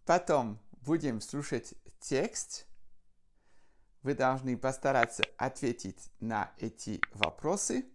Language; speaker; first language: Russian; non-native, fluent; French